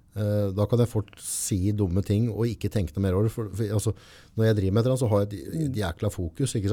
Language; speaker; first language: Norwegian; native; Norwegian